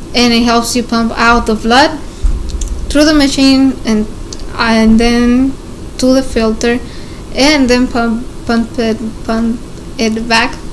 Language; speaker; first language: English; non-native, learner; Spanish